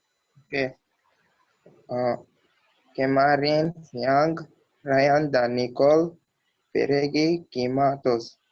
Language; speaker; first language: Indonesian; non-native, learner; Arabic